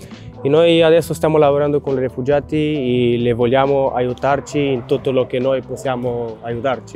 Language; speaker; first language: Italian; non-native, learner; Romanian